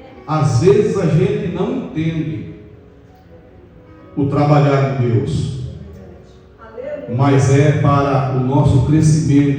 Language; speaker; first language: Portuguese; native; Portuguese